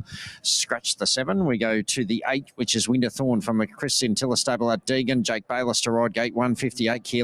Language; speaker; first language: English; native; English